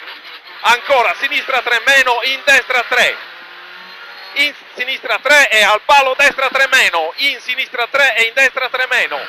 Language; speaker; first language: Italian; native; Italian